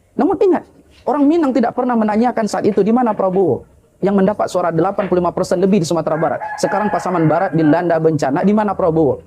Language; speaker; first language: Indonesian; non-native, local second language; Minangkabau